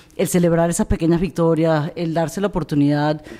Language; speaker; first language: Spanish; native; Spanish